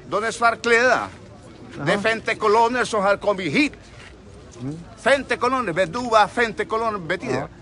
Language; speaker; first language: Swedish; non-native, fluent; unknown